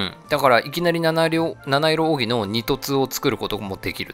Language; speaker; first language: Japanese; native; Japanese